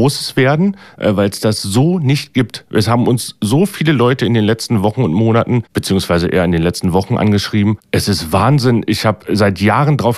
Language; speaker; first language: German; native; German